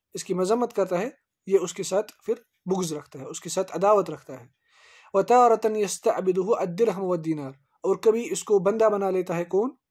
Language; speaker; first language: Urdu; native; Urdu